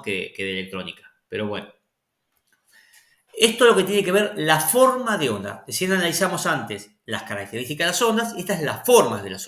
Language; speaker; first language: Spanish; native; Spanish